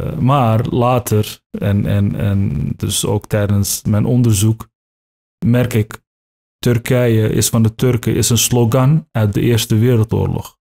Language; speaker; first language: Dutch; early bilingual, other home language; Turkish